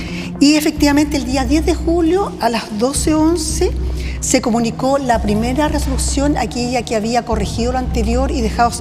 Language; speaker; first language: Spanish; native; Spanish